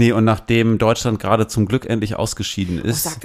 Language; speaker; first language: German; native; German